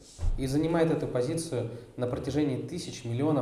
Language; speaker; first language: Russian; native; Russian